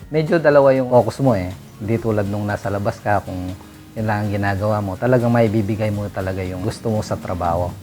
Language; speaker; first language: Filipino; non-native, local second language; Pampanga